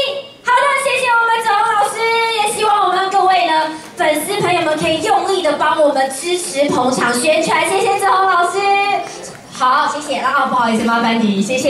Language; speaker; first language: Chinese; native; Chinese